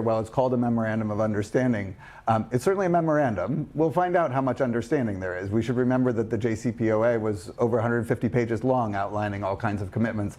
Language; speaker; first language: English; native; English